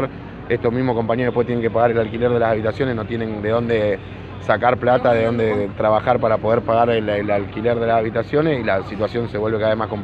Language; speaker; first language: Spanish; native; Spanish